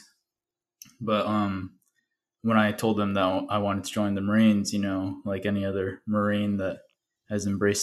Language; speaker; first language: English; early bilingual, other home language; Spanish